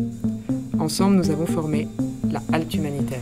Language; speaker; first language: French; native; French